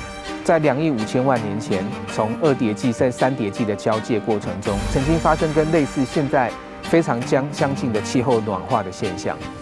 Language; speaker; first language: Chinese; native; Chinese